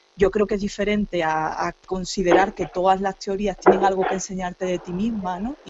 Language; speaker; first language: Spanish; native; Spanish